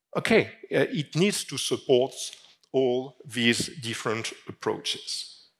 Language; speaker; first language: English; non-native, fluent; French